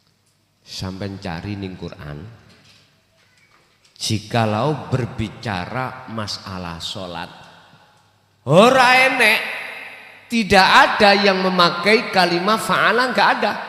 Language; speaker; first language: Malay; non-native, local second language; Javanese